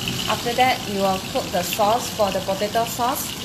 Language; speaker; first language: English; non-native, local second language; Chinese